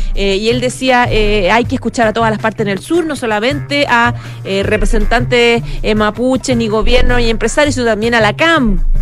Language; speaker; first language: Spanish; native; Spanish